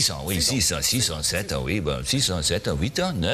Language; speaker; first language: French; non-native, learner; German